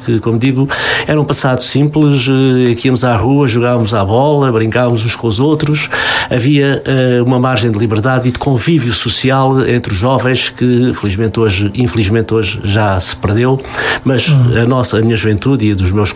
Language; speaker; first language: Portuguese; native; Portuguese